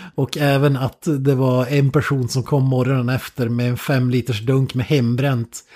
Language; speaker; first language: Swedish; native; Swedish